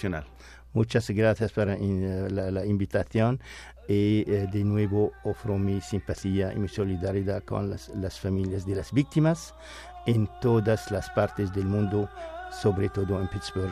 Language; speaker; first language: Spanish; non-native, fluent; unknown